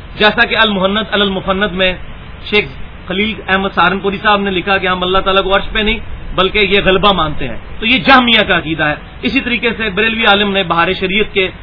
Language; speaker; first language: Urdu; non-native, local second language; Punjabi